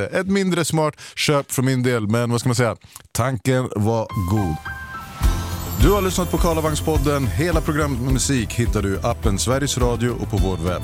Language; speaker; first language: Swedish; native; Swedish